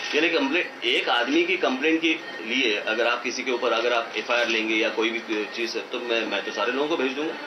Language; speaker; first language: Hindi; non-native, local second language; Marathi